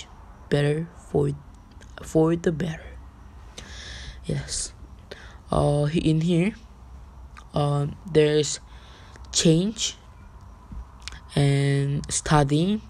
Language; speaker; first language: English; non-native, learner; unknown